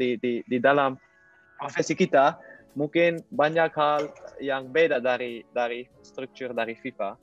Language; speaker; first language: Indonesian; non-native, learner; Dutch